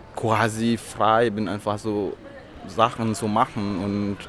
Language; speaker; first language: German; non-native, fluent; Indonesian